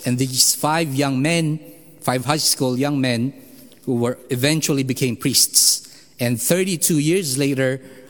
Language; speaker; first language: English; non-native, local second language; Filipino